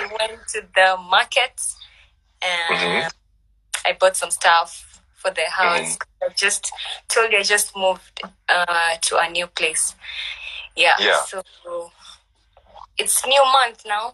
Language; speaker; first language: English; non-native, local second language; Swahili